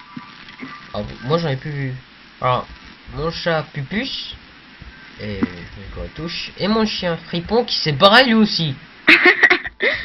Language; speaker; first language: French; native; French